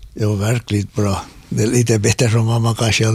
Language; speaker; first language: Swedish; native; Swedish